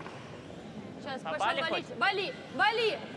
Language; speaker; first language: Russian; native; Russian